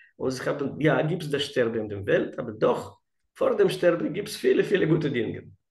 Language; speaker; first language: German; non-native, fluent; Russian